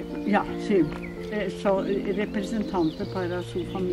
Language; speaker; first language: Spanish; non-native, learner; Norwegian